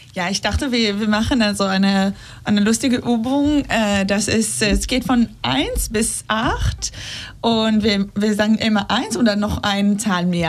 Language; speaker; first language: German; non-native, fluent; Hebrew